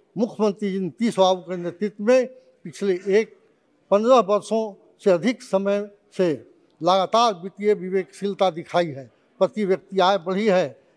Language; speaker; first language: Hindi; native; Hindi